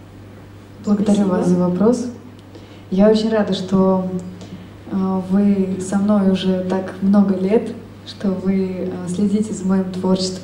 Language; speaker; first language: Russian; native; Russian